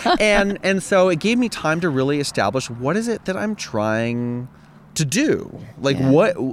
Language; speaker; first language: English; native; English